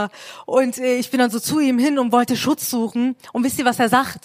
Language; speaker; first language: German; early bilingual, other home language; Persian